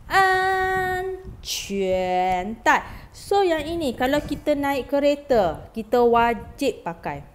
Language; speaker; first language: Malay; native; Malay